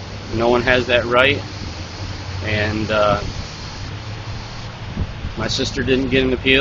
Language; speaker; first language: English; native; English